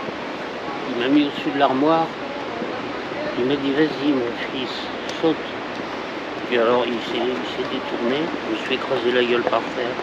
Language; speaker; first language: French; native; French